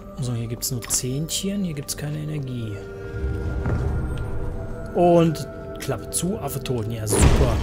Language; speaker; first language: German; native; German